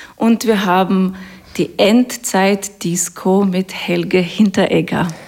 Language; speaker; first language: German; non-native, fluent; Russian